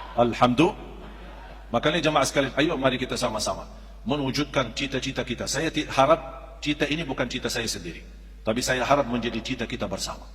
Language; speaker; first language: Indonesian; non-native, fluent; Arabic